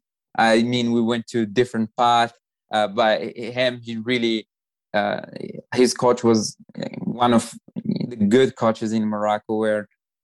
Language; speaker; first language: English; non-native, fluent; Arabic